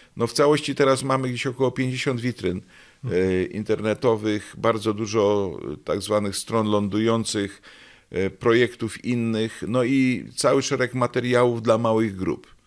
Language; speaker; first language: Polish; native; Polish